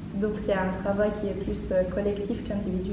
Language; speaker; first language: French; native; French